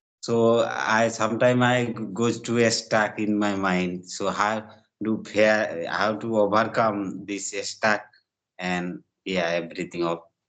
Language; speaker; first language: English; non-native, learner; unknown